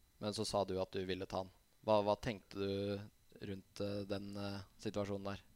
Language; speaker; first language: Norwegian; native; Norwegian